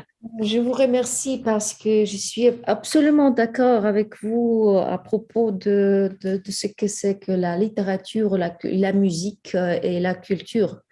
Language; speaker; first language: French; non-native, fluent; Ukrainian